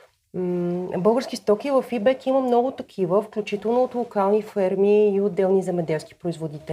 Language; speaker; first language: Bulgarian; native; Bulgarian